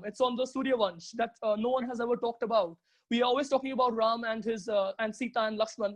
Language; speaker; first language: English; non-native, local second language; Bangla